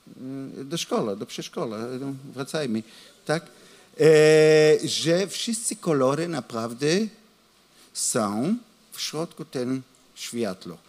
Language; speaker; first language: Polish; non-native, learner; Hebrew